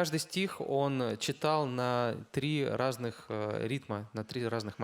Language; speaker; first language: Russian; native; Russian